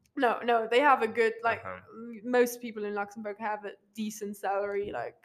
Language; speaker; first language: English; non-native, fluent; Luxembourgish